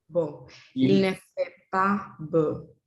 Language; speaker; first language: French; non-native, learner; Spanish